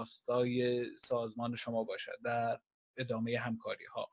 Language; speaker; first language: Persian; native; Persian